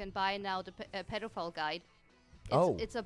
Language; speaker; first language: English; non-native, fluent; German